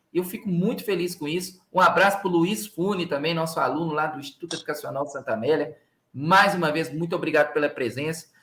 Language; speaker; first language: Portuguese; native; Portuguese